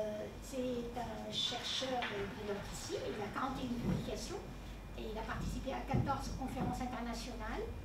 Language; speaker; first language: French; native; French